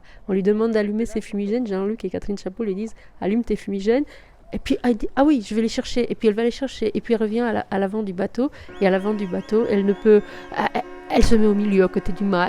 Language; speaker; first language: French; native; French